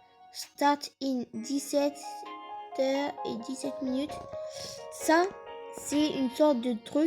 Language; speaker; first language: French; native; French